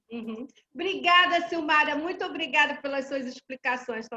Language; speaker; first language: Portuguese; native; Portuguese